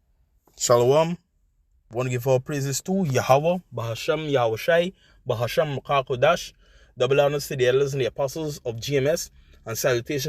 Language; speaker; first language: English; native; English